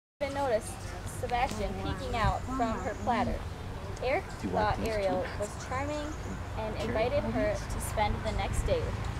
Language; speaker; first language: English; native; English